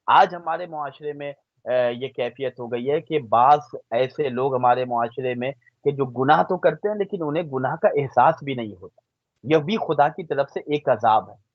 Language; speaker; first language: Urdu; native; Urdu